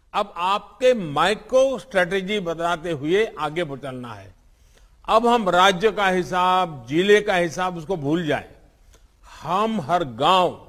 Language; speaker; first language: Hindi; non-native, local second language; Gujarati